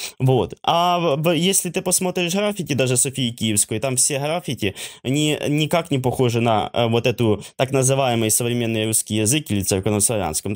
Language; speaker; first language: Russian; non-native, local second language; Ukrainian